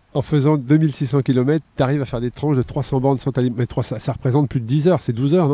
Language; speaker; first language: French; native; French